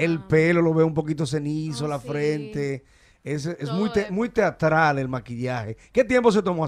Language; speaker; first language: Spanish; native; Spanish